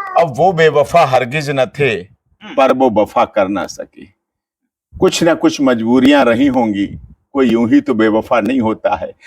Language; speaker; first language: Hindi; native; Hindi